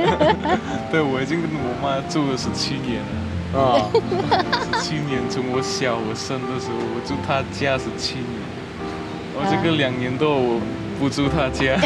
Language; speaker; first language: Chinese; non-native, fluent; Javanese